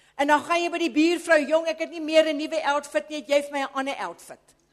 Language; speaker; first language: Afrikaans; native; Afrikaans